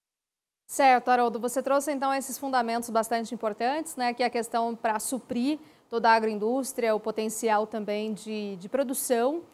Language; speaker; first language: Portuguese; native; Portuguese